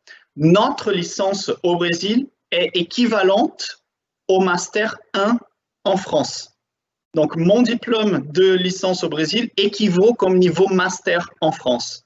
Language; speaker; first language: French; non-native, fluent; Portuguese